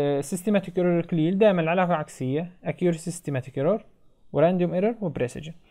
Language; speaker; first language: Arabic; native; Arabic